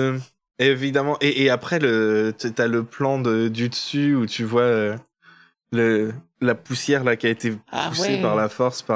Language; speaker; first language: French; native; French